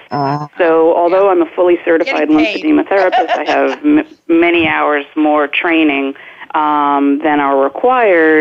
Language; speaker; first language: English; native; English